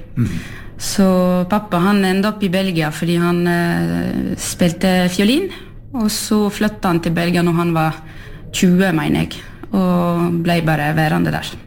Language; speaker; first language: Norwegian; early bilingual, heritage; French